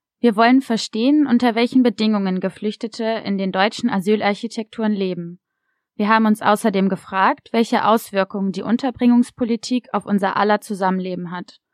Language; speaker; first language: German; native; German